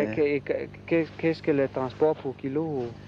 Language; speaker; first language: French; non-native, learner; Danish